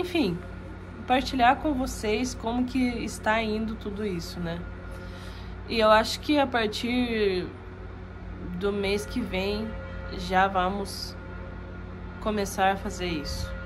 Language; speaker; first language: Portuguese; non-native, fluent; Russian